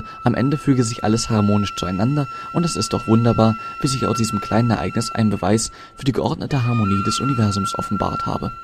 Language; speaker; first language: German; native; German